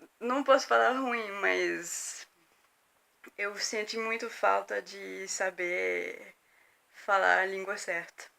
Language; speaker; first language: Portuguese; non-native, fluent; French